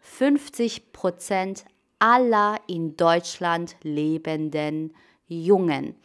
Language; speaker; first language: German; non-native, fluent; Persian